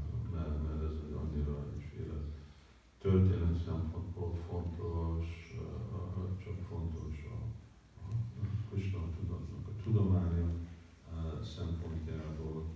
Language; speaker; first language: Hungarian; early bilingual, heritage; Hungarian